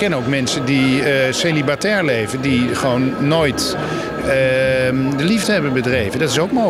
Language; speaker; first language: Dutch; native; Dutch